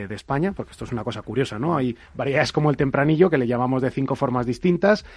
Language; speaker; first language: Spanish; native; Spanish